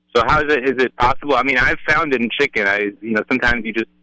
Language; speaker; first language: English; native; English